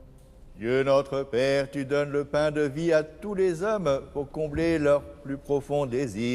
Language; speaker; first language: French; native; French